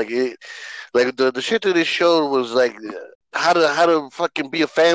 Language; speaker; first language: English; native; English